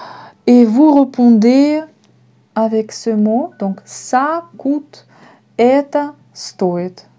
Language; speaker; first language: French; non-native, fluent; Russian